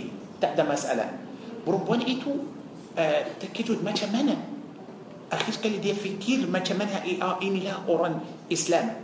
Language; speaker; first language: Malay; non-native, fluent; Arabic